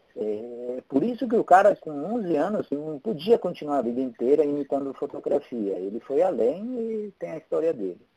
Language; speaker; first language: Portuguese; non-native, fluent; Italian